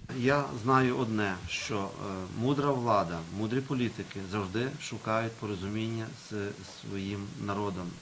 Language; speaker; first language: Ukrainian; native; Ukrainian